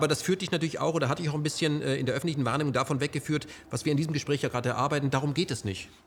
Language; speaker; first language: German; native; German